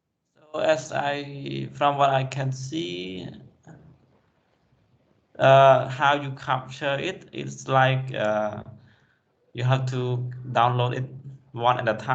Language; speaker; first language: English; non-native, fluent; Khmer